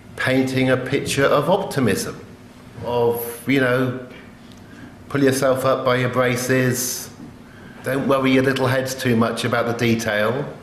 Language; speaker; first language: English; native; English